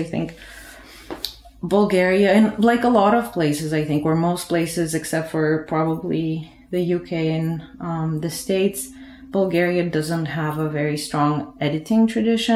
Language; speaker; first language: English; non-native, fluent; Bulgarian